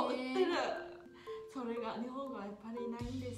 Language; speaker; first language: Japanese; non-native, learner; Burmese